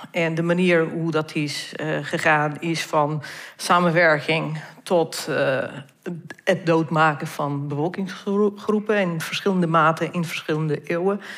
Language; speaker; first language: Dutch; non-native, fluent; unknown